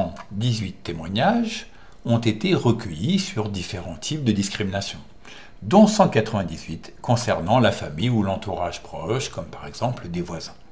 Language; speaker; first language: French; native; French